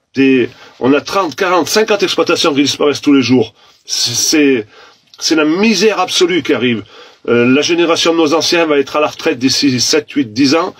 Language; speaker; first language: French; native; French